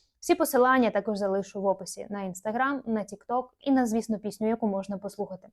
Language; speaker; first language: Ukrainian; non-native, local second language; Russian